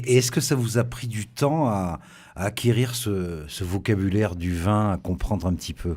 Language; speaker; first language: French; native; French